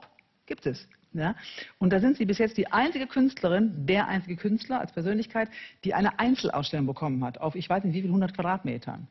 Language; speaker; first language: German; native; German